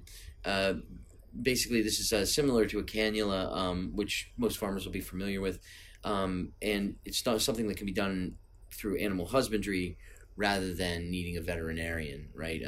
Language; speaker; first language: English; native; English